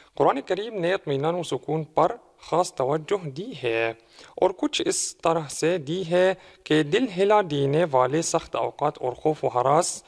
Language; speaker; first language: Urdu; non-native, fluent; Arabic